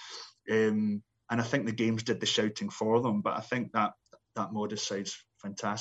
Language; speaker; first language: English; native; English